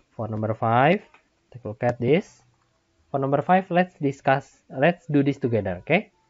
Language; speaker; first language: English; non-native, fluent; Indonesian